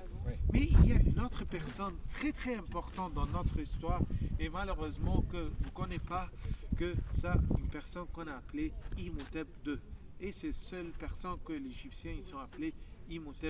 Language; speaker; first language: French; non-native, fluent; Arabic